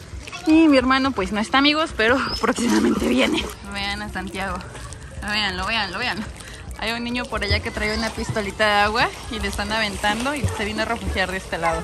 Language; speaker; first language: Spanish; native; Spanish